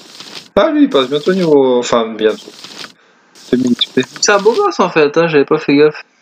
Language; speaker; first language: French; native; French